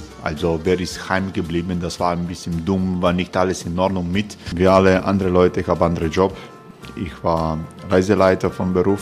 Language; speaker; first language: German; non-native, learner; Croatian